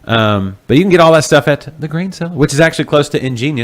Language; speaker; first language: English; native; English